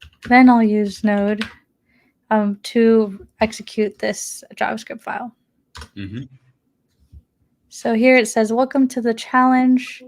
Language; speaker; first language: English; native; English